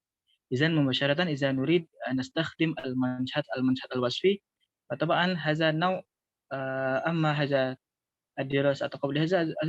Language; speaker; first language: Arabic; non-native, learner; Indonesian